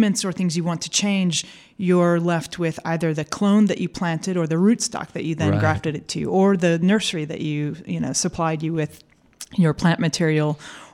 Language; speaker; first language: English; native; English